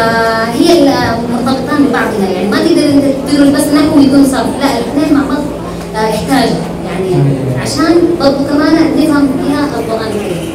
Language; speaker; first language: Arabic; early bilingual, other home language; Indonesian